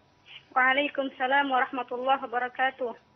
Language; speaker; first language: Arabic; non-native, learner; Indonesian